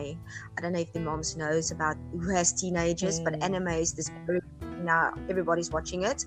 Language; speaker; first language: English; non-native, local second language; Afrikaans